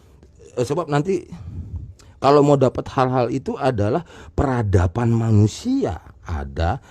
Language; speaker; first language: Indonesian; native; Indonesian